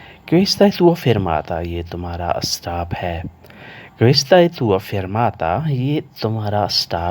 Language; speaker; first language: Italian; non-native, learner; Urdu